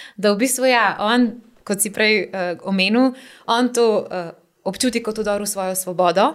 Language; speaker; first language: Slovenian; native; Slovenian